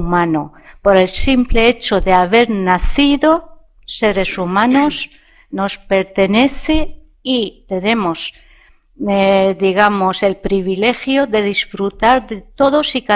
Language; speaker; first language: Spanish; non-native, fluent; Persian